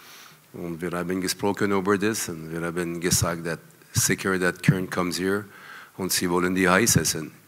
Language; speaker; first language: German; non-native, learner; French